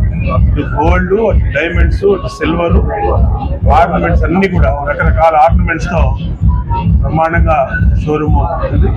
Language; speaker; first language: Telugu; native; Telugu